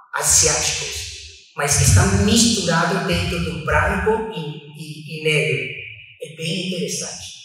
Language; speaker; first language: Portuguese; non-native, fluent; Chinese